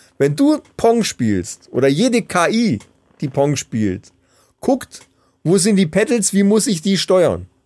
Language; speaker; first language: German; native; German